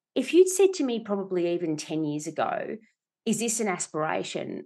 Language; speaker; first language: English; native; English